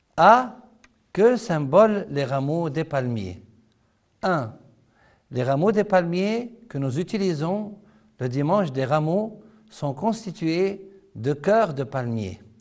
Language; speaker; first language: French; non-native, fluent; Arabic